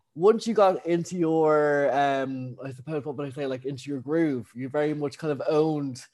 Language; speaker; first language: English; native; English